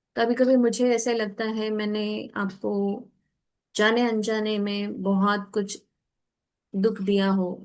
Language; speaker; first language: Hindi; native; Hindi